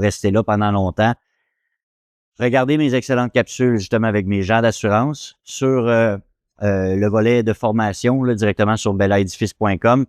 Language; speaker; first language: French; native; French